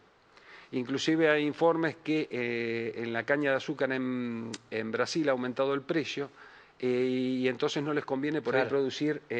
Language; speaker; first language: Spanish; native; Spanish